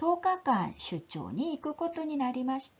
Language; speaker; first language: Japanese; non-native, fluent; Korean